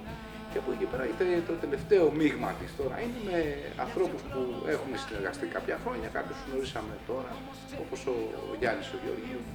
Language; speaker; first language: Greek; native; Greek